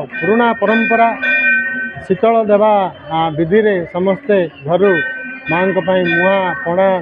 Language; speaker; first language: Odia; native; Odia